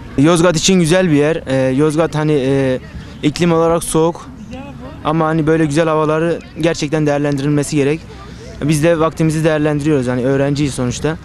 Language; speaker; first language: Turkish; native; Turkish